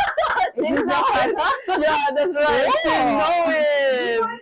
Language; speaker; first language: English; non-native, learner; Indonesian